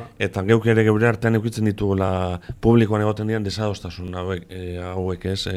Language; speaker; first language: Basque; native; Basque